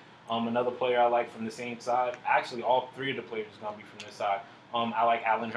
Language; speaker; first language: English; native; English